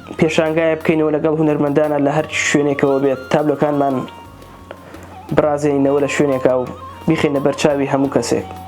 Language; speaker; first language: Central Kurdish; native; Central Kurdish